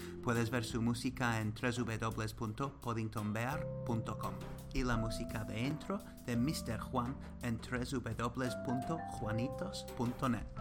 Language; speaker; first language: Spanish; non-native, fluent; English